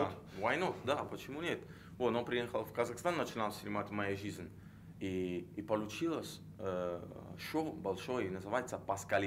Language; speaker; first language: Russian; non-native, learner; Italian